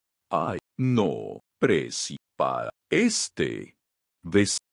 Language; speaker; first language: Spanish; non-native, learner; English